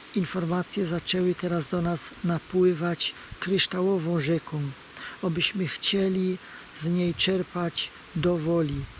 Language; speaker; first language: Polish; native; Polish